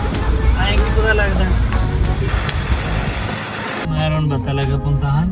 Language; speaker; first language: Filipino; non-native, learner; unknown